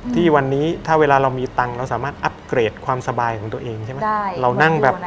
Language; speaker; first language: Thai; native; Thai